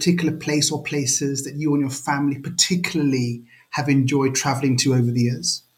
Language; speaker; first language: English; native; English